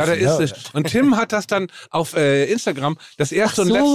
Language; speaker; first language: German; native; German